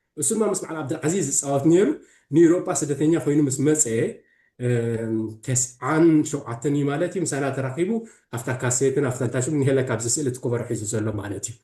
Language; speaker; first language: Tigrinya; early bilingual, heritage; Tigrinya